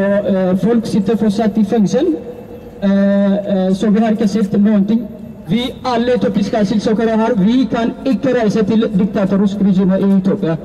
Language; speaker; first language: Norwegian; non-native, fluent; Amharic